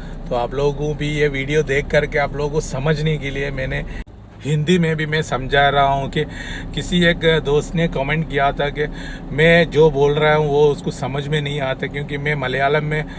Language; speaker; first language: Hindi; non-native, local second language; Malayalam